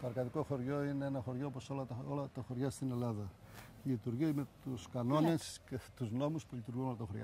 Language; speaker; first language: Greek; native; Greek